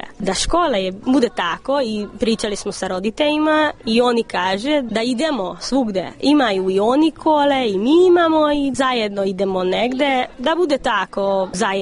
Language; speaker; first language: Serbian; non-native, local second language; Hungarian